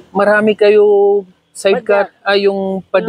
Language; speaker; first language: Filipino; non-native, learner; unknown